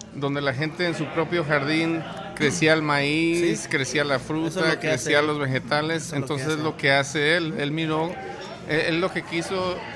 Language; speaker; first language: Spanish; native; Spanish